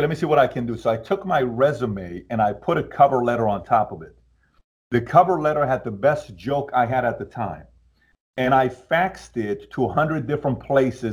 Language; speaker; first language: English; early bilingual, other home language; Persian